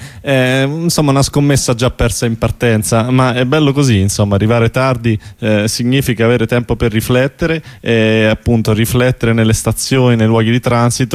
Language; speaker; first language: Italian; native; Italian